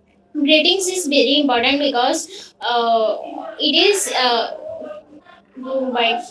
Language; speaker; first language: English; non-native, learner; Bangla